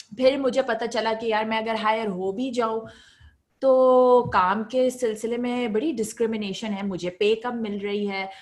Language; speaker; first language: Urdu; native; Urdu